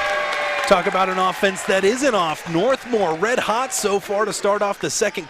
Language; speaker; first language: English; native; English